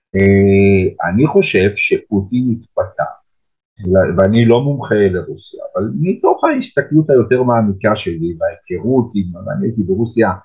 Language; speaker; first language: Hebrew; native; Hebrew